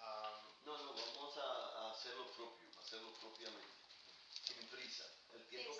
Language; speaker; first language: Spanish; native; Spanish